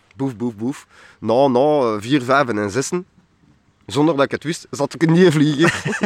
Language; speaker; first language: Dutch; non-native, local second language; French